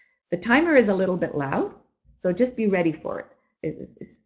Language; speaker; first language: English; native; English